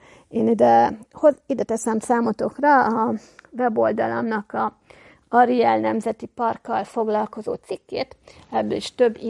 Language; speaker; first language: Hungarian; native; Hungarian